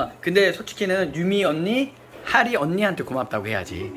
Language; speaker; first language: Korean; native; Korean